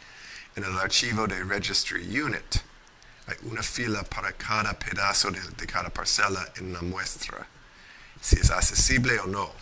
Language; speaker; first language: Spanish; non-native, fluent; English